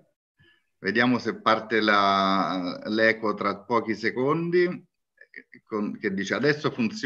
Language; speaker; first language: Italian; native; Italian